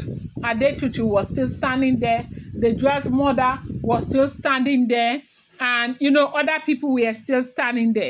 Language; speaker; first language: English; non-native, local second language; Yoruba